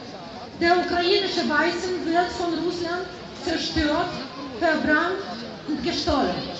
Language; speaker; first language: German; non-native, fluent; Ukrainian